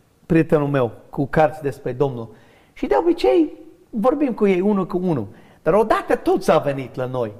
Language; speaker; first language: Romanian; non-native, learner; English